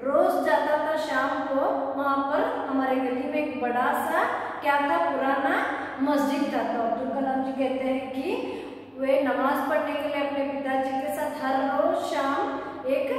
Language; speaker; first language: Hindi; non-native, local second language; Kannada